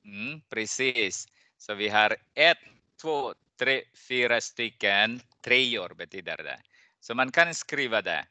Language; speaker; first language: Swedish; non-native, fluent; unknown